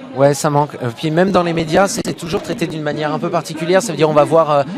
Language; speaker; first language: French; native; French